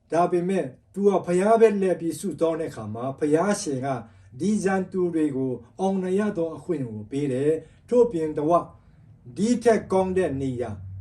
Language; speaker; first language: Burmese; non-native, local second language; Tedim Chin